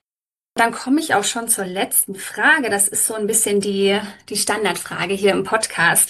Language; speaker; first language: German; native; German